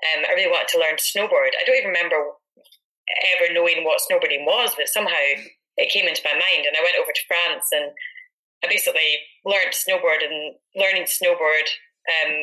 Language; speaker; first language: English; native; English